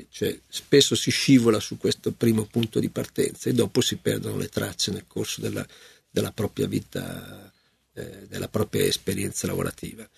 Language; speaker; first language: Italian; native; Italian